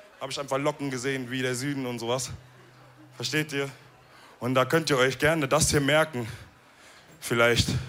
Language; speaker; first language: German; early bilingual, other home language; Wolof